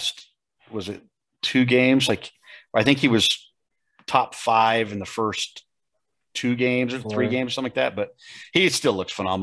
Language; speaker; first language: English; native; English